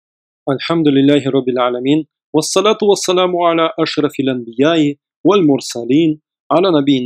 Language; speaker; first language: Arabic; non-native, fluent; Russian